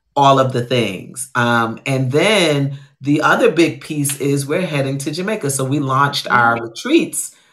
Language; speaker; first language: English; native; English